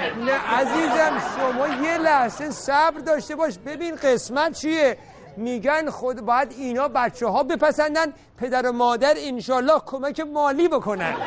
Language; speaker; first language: Persian; early bilingual, heritage; Persian